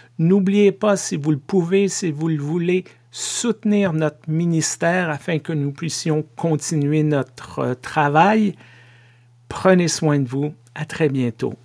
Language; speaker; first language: French; native; French